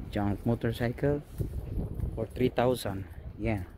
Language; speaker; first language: English; non-native, local second language; Filipino